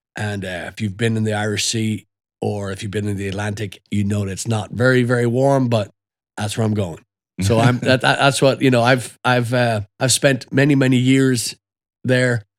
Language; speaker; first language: English; native; English